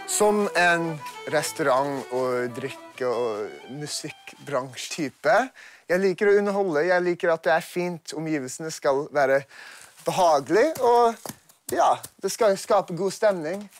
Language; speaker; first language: Norwegian; early bilingual, heritage; English